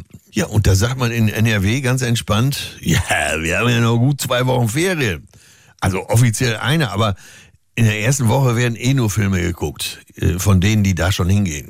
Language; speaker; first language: German; native; German